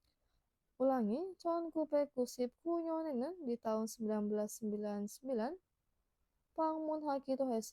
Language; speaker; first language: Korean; non-native, fluent; Indonesian